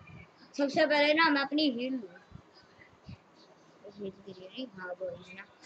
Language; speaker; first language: Hindi; native; Hindi